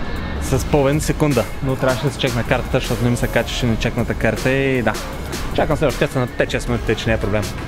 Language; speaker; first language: Bulgarian; native; Bulgarian